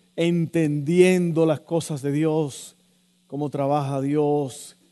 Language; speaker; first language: Spanish; native; Spanish